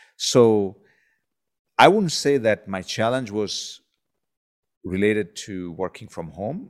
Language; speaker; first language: English; non-native, local second language; Gujarati